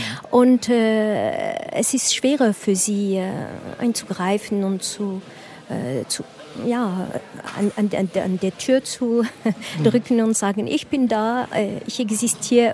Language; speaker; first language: German; non-native, learner; French